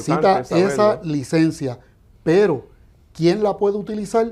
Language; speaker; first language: Spanish; native; Spanish